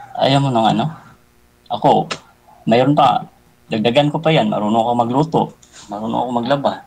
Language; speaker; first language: Filipino; non-native, local second language; Cebuano